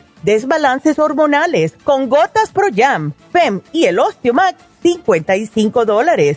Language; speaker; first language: Spanish; native; Spanish